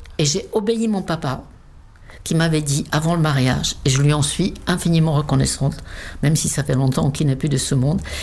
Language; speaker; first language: French; non-native, fluent; Czech